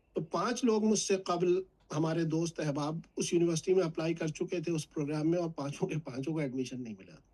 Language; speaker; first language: Urdu; native; Urdu